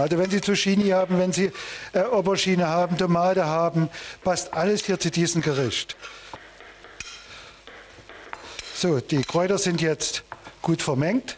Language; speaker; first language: German; native; German